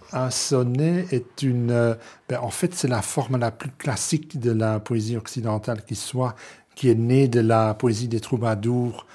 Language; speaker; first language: French; non-native, local second language; Dutch